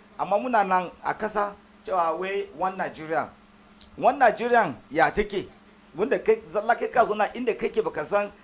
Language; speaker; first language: Hausa; non-native, local second language; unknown